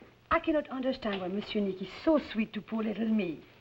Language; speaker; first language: English; non-native, fluent; French